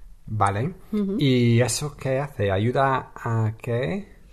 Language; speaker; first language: Spanish; non-native, fluent; English